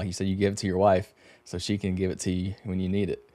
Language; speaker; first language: English; native; English